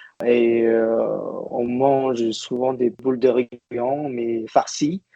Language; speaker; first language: French; non-native, fluent; Chinese